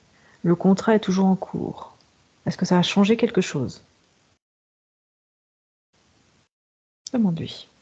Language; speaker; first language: French; native; French